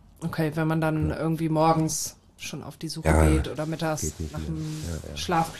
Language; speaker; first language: German; native; German